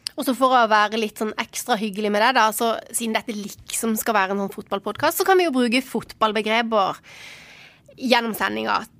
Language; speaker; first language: Norwegian; native; Norwegian